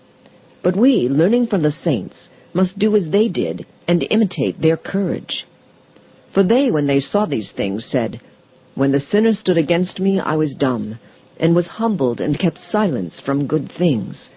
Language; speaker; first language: English; native; English